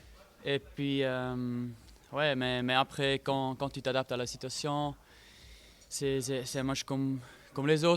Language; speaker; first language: French; non-native, fluent; German